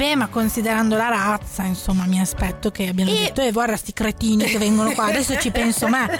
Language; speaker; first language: Italian; native; Italian